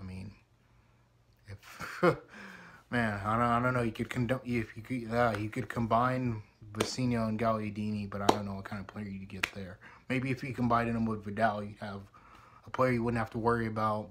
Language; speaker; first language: English; native; English